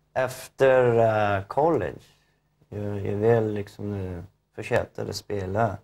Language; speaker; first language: Swedish; non-native, fluent; English